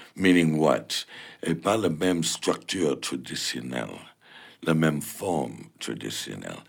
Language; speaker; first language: French; non-native, fluent; English